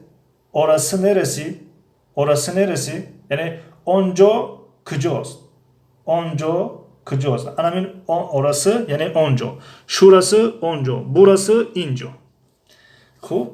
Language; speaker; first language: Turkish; non-native, fluent; Tajik